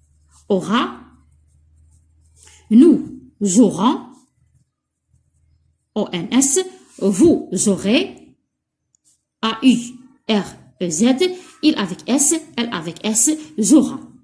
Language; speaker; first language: French; non-native, local second language; Arabic